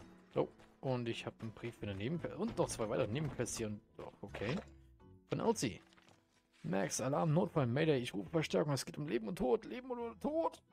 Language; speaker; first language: German; native; German